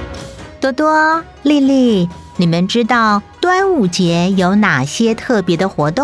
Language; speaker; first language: Chinese; native; Chinese